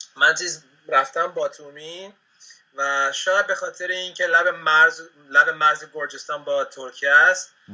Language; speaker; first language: Persian; non-native, fluent; Spanish